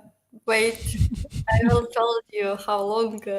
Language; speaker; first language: English; non-native, learner; Ukrainian